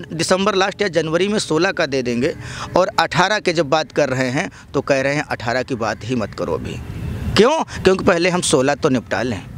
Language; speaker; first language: Hindi; native; Hindi